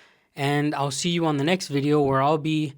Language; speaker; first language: English; native; English